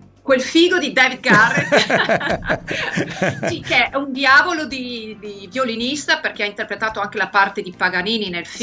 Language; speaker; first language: Italian; native; Italian